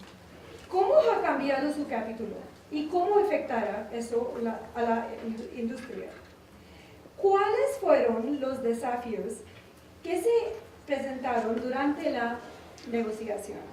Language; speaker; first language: Spanish; non-native, learner; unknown